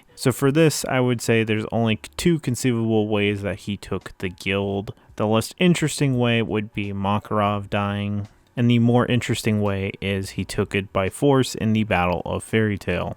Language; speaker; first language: English; native; English